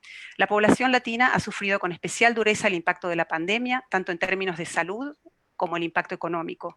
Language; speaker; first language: Spanish; native; Spanish